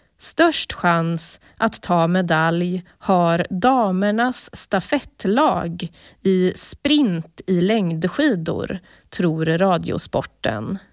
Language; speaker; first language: Swedish; native; Swedish